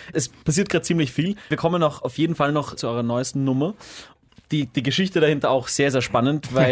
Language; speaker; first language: German; native; German